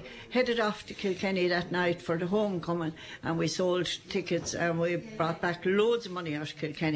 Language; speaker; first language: English; native; English